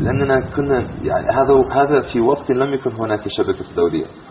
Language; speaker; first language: Arabic; non-native, fluent; English